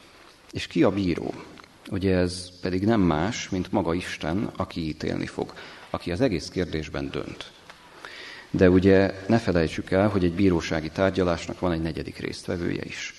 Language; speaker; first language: Hungarian; native; Hungarian